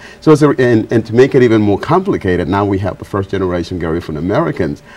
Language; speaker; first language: English; non-native, fluent; Spanish